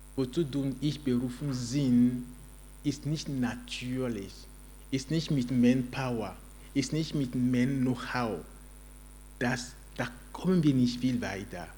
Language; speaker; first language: German; non-native, fluent; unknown